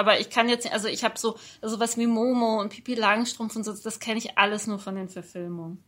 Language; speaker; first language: German; early bilingual, other home language; Persian